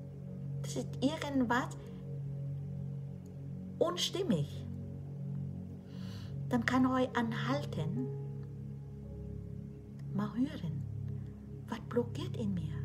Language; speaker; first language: German; non-native, learner; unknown